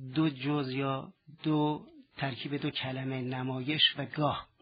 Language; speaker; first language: Persian; native; Persian